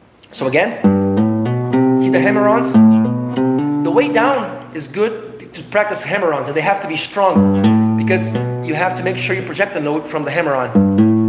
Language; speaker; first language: English; non-native, fluent; Portuguese